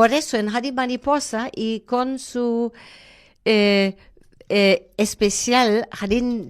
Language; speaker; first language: Spanish; non-native, fluent; German